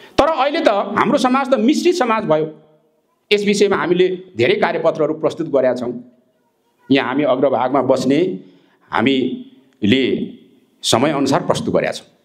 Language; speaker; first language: Nepali; non-native, local second language; Limbu